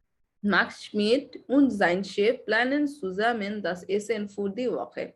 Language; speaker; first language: German; non-native, learner; Bangla